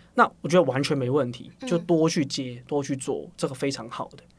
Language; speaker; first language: Chinese; non-native, local second language; Cantonese